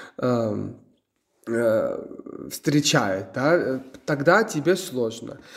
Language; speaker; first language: Russian; non-native, local second language; Georgian